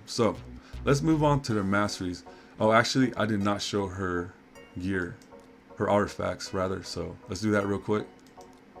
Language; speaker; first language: English; native; English